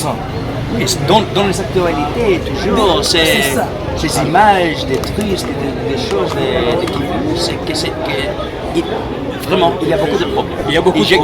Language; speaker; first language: French; non-native, learner; English